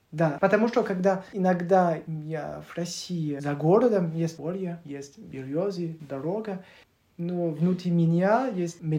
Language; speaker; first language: Russian; non-native, learner; French